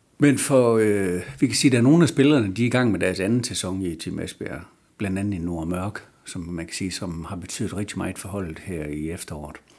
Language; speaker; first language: Danish; native; Danish